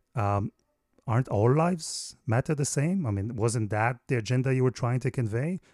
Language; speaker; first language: English; non-native, fluent; Hebrew